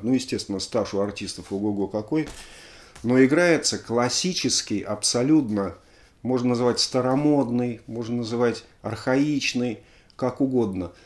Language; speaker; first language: Russian; native; Russian